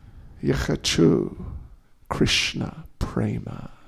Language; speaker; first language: Russian; non-native, learner; English